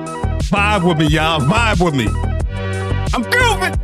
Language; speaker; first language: English; native; English